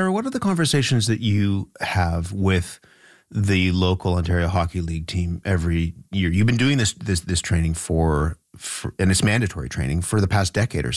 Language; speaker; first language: English; native; English